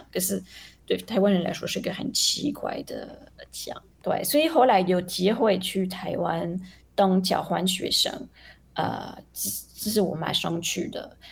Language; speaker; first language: Chinese; non-native, fluent; French